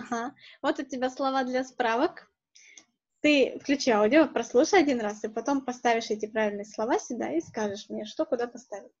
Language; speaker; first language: Russian; native; Russian